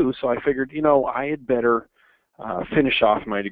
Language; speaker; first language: English; native; English